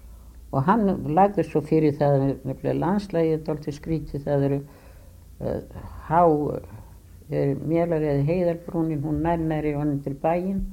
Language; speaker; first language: Icelandic; native; Icelandic